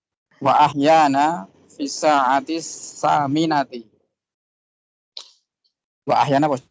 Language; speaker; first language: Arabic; non-native, learner; Indonesian